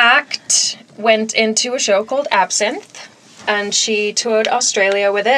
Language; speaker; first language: English; native; English